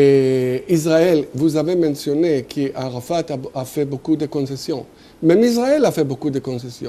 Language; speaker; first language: French; non-native, fluent; Hebrew